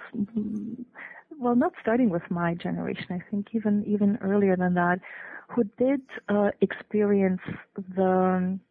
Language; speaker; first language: English; non-native, fluent; German